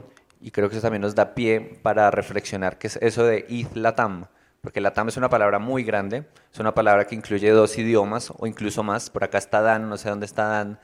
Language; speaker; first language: Spanish; native; Spanish